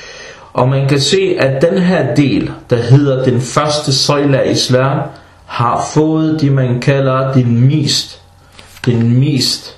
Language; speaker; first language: Danish; non-native, fluent; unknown